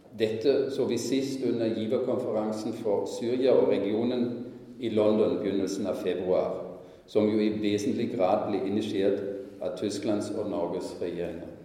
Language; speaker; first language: Norwegian; non-native, fluent; German